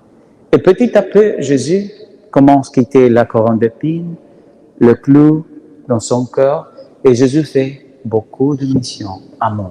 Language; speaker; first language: French; non-native, learner; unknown